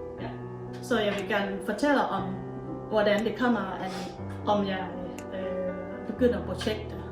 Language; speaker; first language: Danish; non-native, learner; Thai